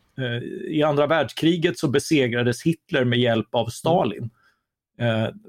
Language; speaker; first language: Swedish; native; Swedish